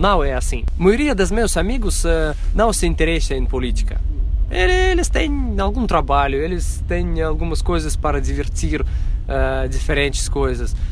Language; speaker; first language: Portuguese; non-native, fluent; Russian